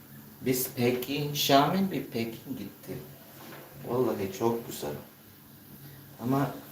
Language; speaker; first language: Turkish; non-native, learner; Filipino